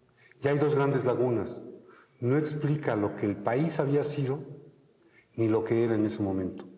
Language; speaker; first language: Spanish; native; Spanish